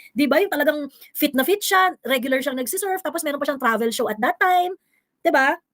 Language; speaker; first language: Filipino; native; Filipino